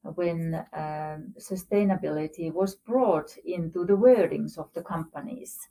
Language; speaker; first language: English; non-native, fluent; Finnish